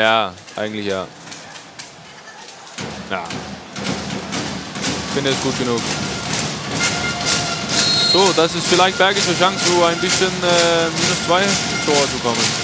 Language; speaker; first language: German; non-native, fluent; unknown